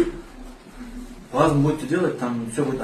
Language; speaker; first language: Russian; non-native, learner; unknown